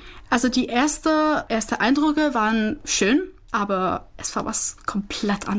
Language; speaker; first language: German; non-native, fluent; Czech